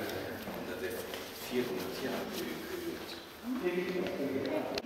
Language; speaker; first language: Dutch; non-native, learner; French